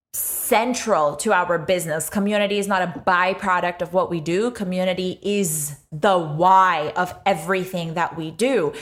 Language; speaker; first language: English; non-native, local second language; Urdu